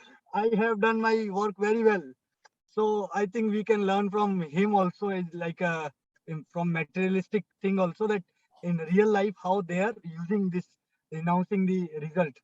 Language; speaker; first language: English; non-native, local second language; Hindi